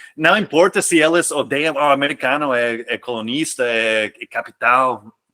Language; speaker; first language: Portuguese; non-native, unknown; English